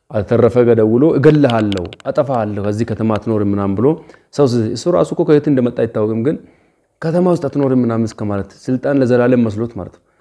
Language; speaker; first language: Amharic; non-native, local second language; Hadiyya